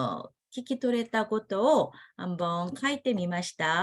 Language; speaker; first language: Japanese; non-native, fluent; Korean